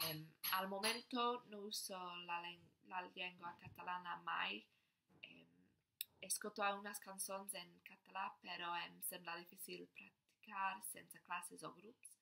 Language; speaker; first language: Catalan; non-native, learner; English